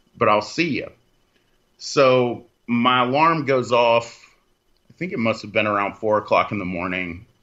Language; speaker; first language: English; native; English